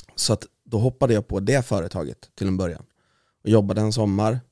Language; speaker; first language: Swedish; native; Swedish